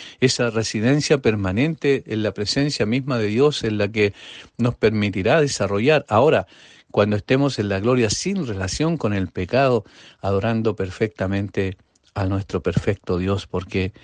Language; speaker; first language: Spanish; native; Spanish